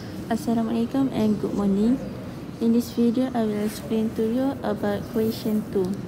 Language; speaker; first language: English; non-native, local second language; Malay